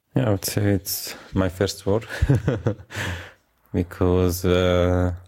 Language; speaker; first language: English; non-native, fluent; Arabic